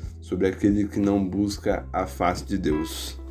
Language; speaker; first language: Portuguese; native; Portuguese